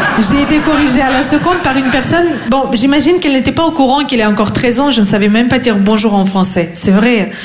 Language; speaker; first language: French; non-native, fluent; Russian